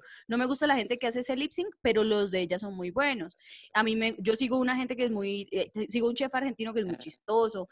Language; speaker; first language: Spanish; native; Spanish